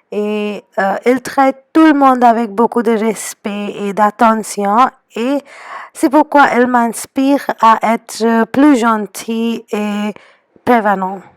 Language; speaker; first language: French; non-native, fluent; Hindi